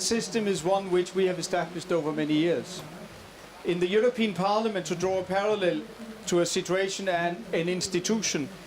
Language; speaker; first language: English; non-native, fluent; Danish